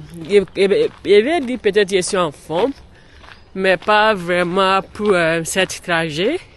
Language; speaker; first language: French; non-native, learner; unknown